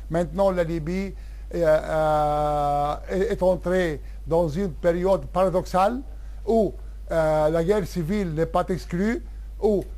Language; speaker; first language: French; non-native, local second language; Arabic